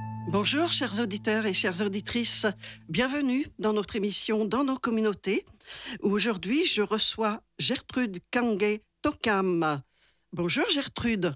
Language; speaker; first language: French; native; French